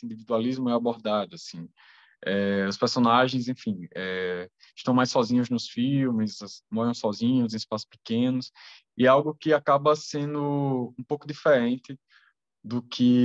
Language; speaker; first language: Portuguese; native; Portuguese